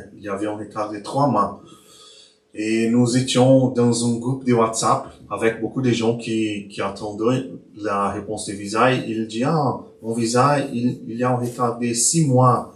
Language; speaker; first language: French; non-native, learner; Portuguese